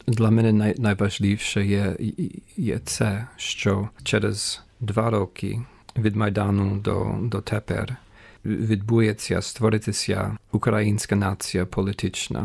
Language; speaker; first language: Ukrainian; non-native, fluent; English